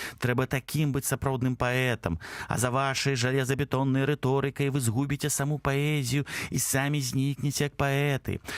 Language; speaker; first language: Belarusian; native; Belarusian